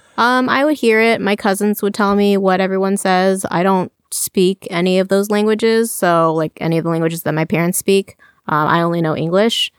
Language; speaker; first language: English; native; English